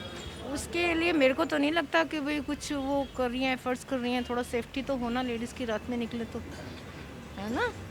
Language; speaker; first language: Hindi; native; Hindi